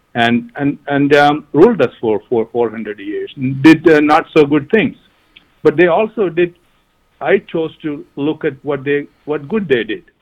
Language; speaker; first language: English; non-native, local second language; Malayalam